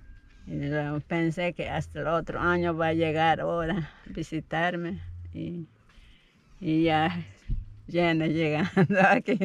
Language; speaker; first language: Spanish; non-native, local second language; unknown